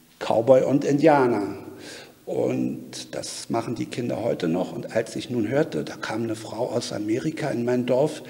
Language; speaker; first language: German; native; German